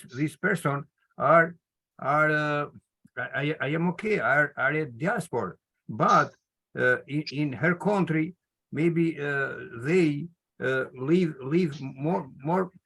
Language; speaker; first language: English; non-native, learner; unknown